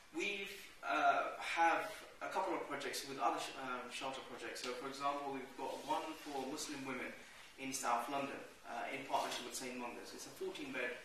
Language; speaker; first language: English; native; English